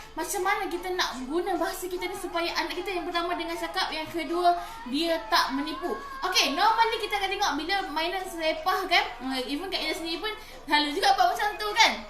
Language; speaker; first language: Malay; native; Malay